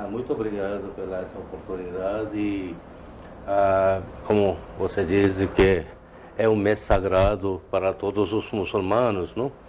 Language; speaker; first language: Portuguese; non-native, learner; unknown